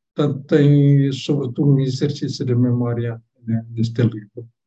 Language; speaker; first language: Portuguese; non-native, fluent; Tetum